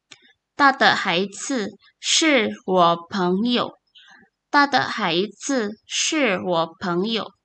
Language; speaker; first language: Chinese; non-native, fluent; Indonesian